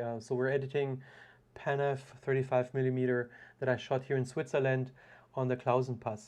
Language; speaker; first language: English; non-native, fluent; German